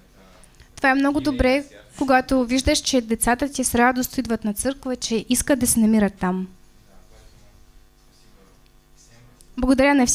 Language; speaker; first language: Bulgarian; non-native, fluent; Russian